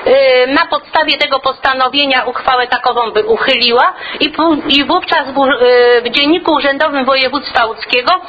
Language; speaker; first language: Polish; native; Polish